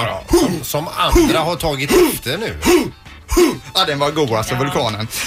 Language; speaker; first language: Swedish; native; Swedish